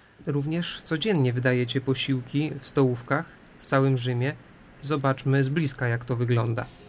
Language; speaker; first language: Polish; native; Polish